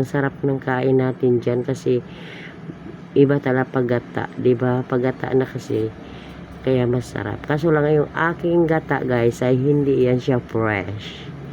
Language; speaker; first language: Filipino; non-native, local second language; Hiligaynon